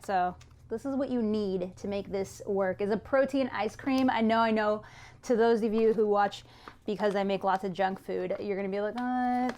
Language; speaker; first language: English; native; English